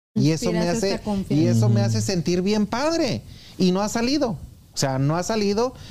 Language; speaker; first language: Spanish; native; Spanish